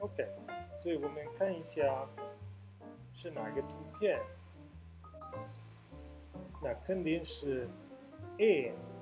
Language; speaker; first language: Chinese; non-native, fluent; Italian